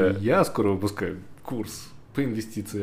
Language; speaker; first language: Russian; native; Russian